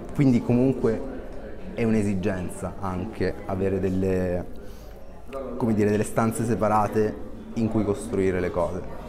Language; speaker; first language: Italian; native; Italian